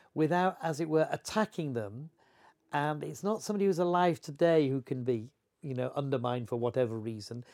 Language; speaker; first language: English; native; English